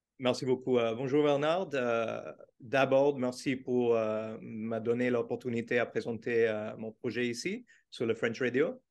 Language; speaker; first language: French; non-native, fluent; Portuguese